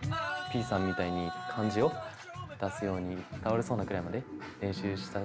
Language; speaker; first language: Japanese; native; Japanese